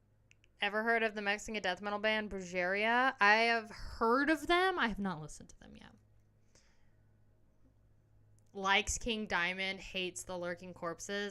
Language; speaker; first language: English; native; English